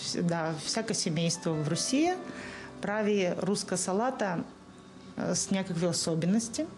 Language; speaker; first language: Bulgarian; non-native, learner; Russian